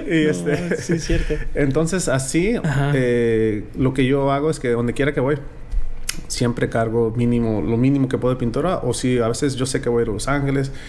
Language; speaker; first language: Spanish; early bilingual, heritage; Spanish